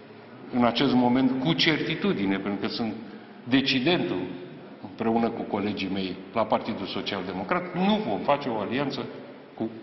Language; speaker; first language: Romanian; native; Romanian